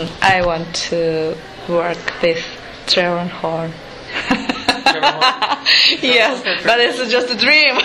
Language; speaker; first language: English; non-native, learner; Japanese